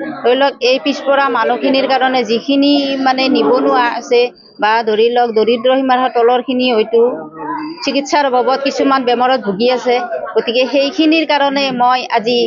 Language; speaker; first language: Assamese; native; Assamese